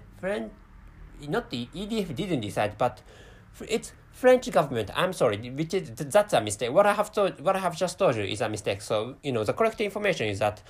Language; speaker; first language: English; non-native, fluent; Japanese